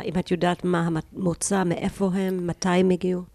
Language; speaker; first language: Hebrew; native; Hebrew